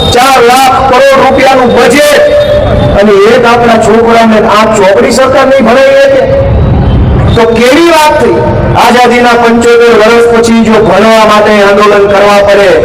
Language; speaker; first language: Gujarati; native; Gujarati